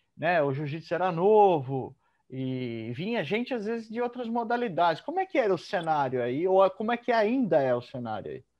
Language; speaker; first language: Portuguese; native; Portuguese